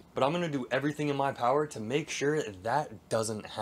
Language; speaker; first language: English; native; English